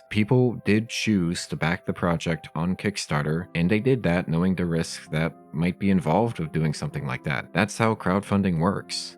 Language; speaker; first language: English; native; English